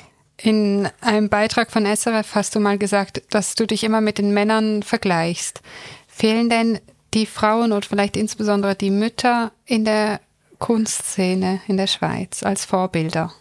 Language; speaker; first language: German; native; German